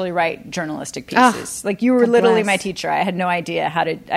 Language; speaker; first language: English; native; English